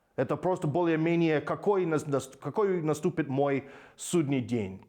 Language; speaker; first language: Russian; non-native, fluent; English